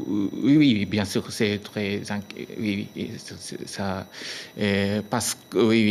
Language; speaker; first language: French; non-native, learner; Japanese